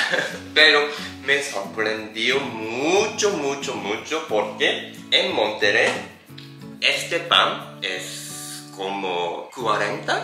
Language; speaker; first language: Spanish; non-native, learner; Japanese